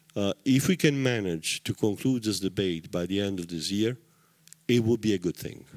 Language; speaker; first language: English; non-native, fluent; Italian